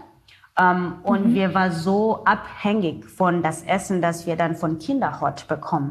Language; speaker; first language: German; non-native, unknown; Zulu